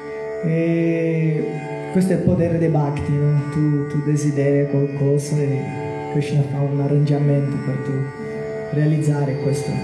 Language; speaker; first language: Italian; non-native, learner; Portuguese